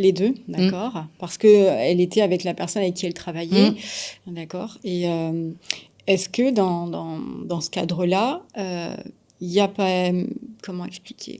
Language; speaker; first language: French; native; French